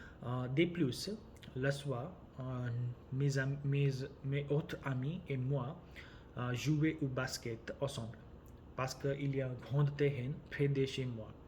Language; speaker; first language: French; non-native, learner; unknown